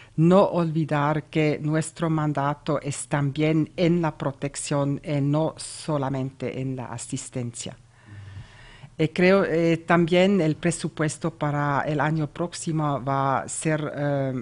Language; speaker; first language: Spanish; non-native, learner; German